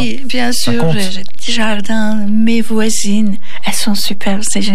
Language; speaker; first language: French; non-native, fluent; Turkish